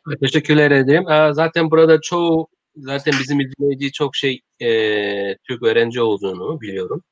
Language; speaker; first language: Turkish; non-native, learner; Korean